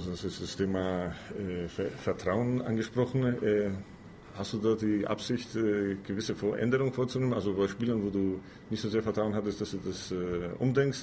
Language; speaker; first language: German; non-native, fluent; Greek